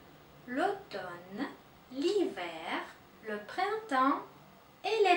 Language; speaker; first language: French; non-native, fluent; Russian